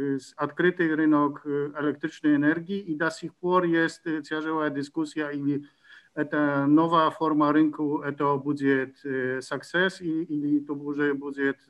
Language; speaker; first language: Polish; non-native, learner; Ukrainian